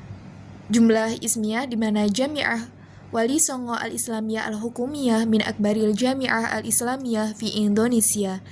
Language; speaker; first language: Arabic; non-native, learner; Indonesian